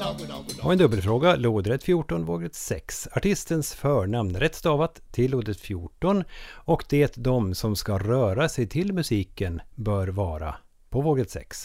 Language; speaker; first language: Swedish; native; Swedish